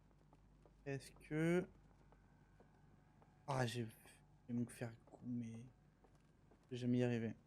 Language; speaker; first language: French; native; French